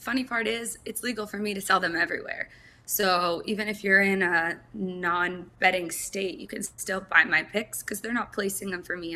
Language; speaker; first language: English; native; English